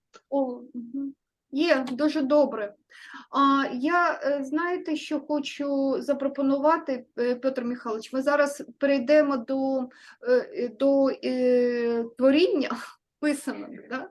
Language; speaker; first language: Ukrainian; native; Ukrainian